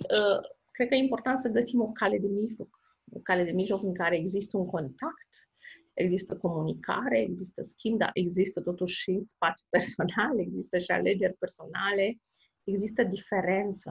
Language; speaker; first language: Romanian; native; Romanian